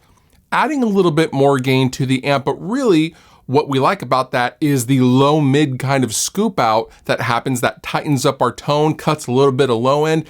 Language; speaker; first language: English; native; English